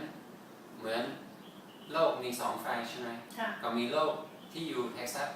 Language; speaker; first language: Thai; non-native, fluent; English